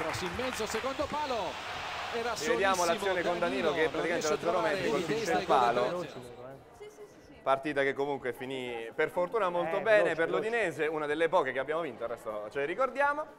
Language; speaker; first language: Italian; native; Italian